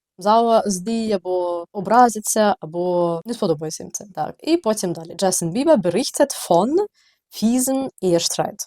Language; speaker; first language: Ukrainian; native; Ukrainian